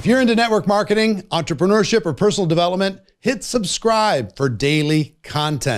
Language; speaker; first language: English; native; English